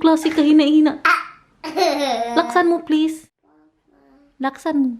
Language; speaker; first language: Filipino; non-native, local second language; Cebuano